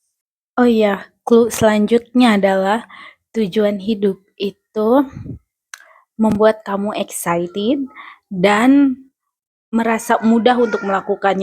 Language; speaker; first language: Indonesian; native; Indonesian